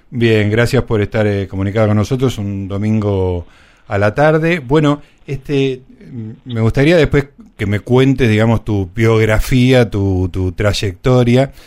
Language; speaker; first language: Spanish; native; Spanish